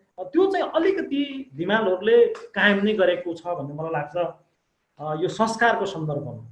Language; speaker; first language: Nepali; non-native, local second language; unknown